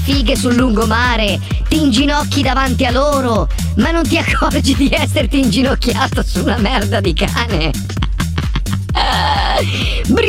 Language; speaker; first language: Italian; native; Italian